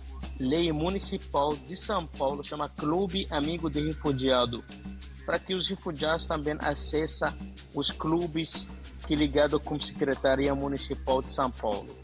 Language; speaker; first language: Portuguese; non-native, fluent; Arabic